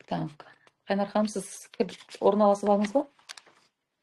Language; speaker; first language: Kazakh; native; Kazakh